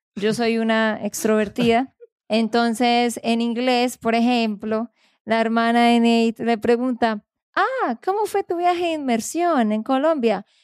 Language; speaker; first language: Spanish; native; Spanish